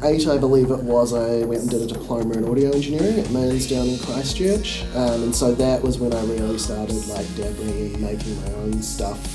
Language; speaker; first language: English; native; English